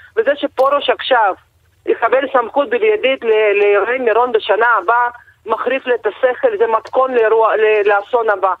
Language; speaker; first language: Hebrew; non-native, fluent; Russian